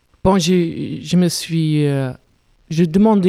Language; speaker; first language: French; non-native, fluent; German